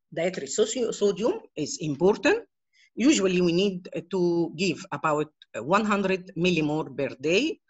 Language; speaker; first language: English; non-native, fluent; Arabic